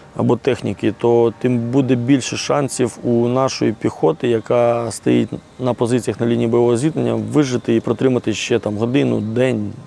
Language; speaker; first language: Ukrainian; native; Ukrainian